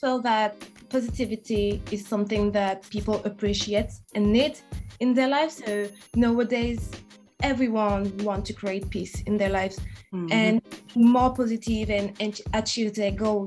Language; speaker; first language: English; non-native, fluent; French